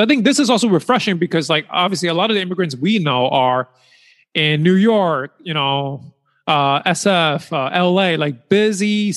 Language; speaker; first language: English; early bilingual, other home language; Chinese